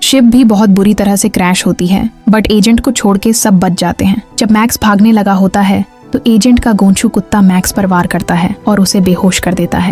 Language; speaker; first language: Hindi; native; Hindi